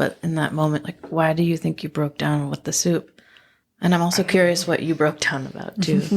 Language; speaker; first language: English; native; English